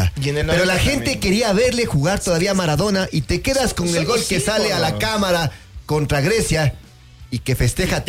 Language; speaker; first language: Spanish; native; Spanish